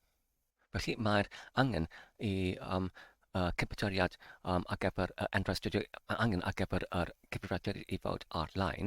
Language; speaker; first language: Welsh; non-native, learner; English